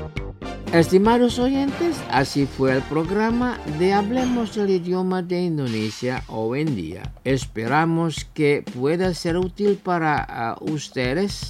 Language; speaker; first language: Spanish; non-native, fluent; Indonesian